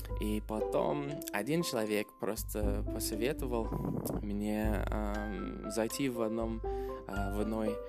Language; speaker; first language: Russian; non-native, fluent; English